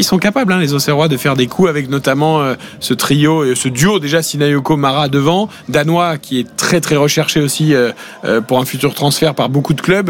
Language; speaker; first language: French; native; French